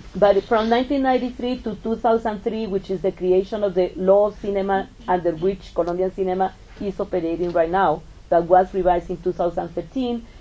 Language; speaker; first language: English; non-native, fluent; Spanish